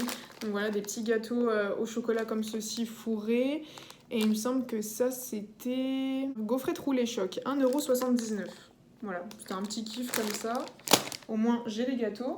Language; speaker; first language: French; native; French